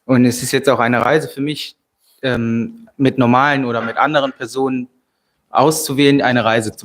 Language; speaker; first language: German; native; German